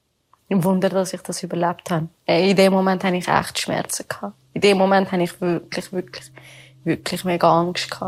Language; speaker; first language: German; non-native, fluent; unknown